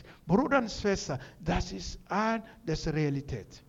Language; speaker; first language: German; non-native, learner; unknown